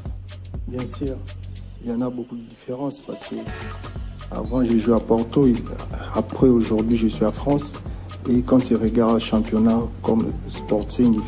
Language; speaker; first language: French; non-native, local second language; Lingala